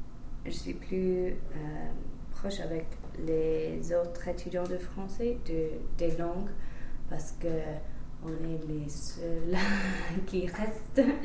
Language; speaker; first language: French; non-native, fluent; English